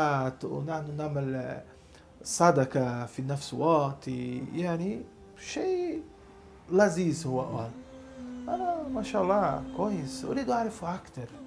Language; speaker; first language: Arabic; non-native, learner; Portuguese